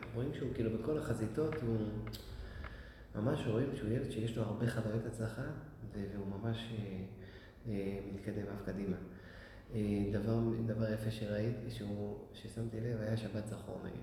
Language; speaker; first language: Hebrew; native; Hebrew